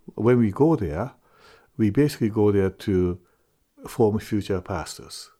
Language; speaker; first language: English; non-native, fluent; Japanese